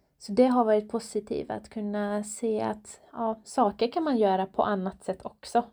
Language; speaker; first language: Swedish; non-native, fluent; Persian